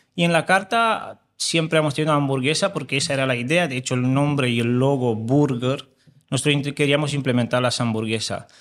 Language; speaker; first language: Spanish; non-native, fluent; Romanian